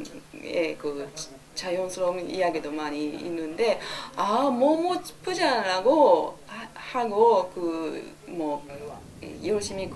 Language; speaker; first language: Korean; non-native, learner; Japanese